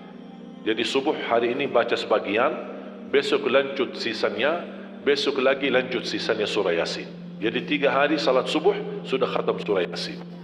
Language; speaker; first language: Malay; non-native, fluent; Arabic